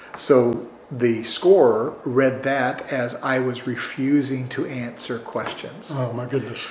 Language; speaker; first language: English; native; English